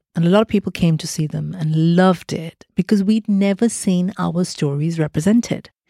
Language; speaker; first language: English; non-native, local second language; Malayalam